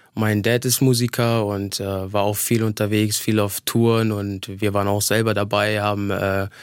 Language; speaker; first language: German; native; German